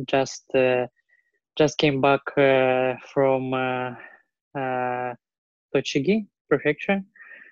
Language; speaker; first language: English; non-native, learner; Russian